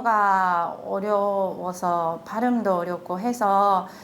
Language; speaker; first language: Korean; non-native, fluent; Japanese